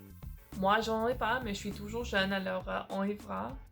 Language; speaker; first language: French; non-native, fluent; English